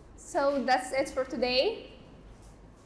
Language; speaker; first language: English; non-native, learner; Arabic